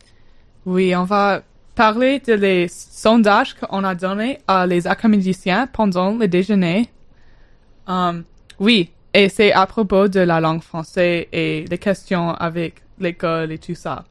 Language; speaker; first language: French; non-native, learner; English